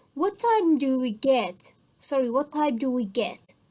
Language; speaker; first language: English; non-native, fluent; Central Kurdish